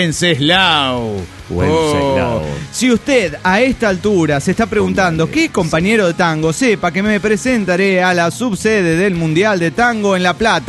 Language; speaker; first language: Spanish; native; Spanish